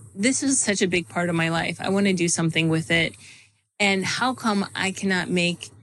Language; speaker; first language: English; native; English